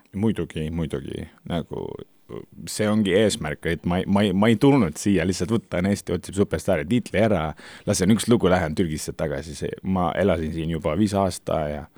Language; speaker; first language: Estonian; non-native, learner; Turkish